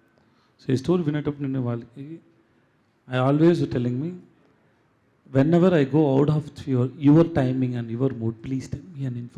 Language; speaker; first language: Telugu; non-native, learner; Tamil